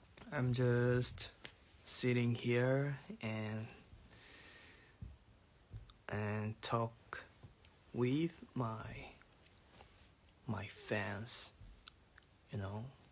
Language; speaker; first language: English; non-native, learner; Korean